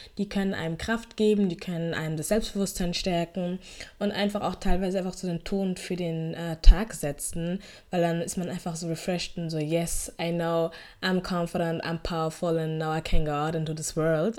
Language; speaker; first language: German; native; German